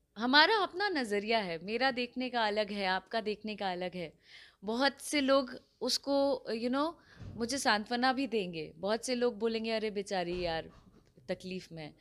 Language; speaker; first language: Hindi; native; Hindi